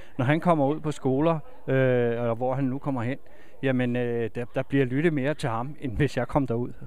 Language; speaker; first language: Danish; native; Danish